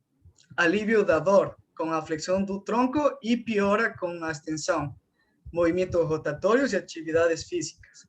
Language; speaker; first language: Portuguese; non-native, fluent; Spanish